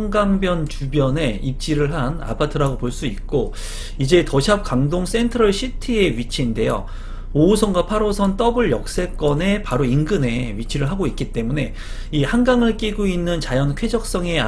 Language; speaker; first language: Korean; native; Korean